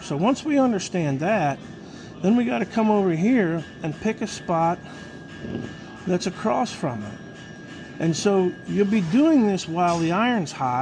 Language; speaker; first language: English; native; English